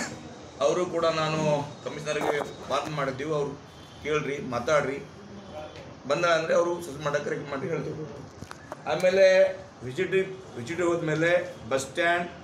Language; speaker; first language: Kannada; non-native, local second language; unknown